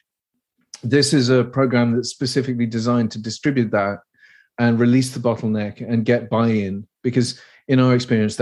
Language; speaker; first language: English; native; English